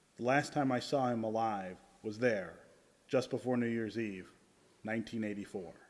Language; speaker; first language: English; native; English